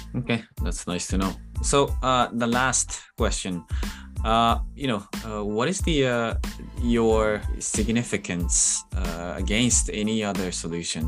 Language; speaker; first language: English; non-native, fluent; Japanese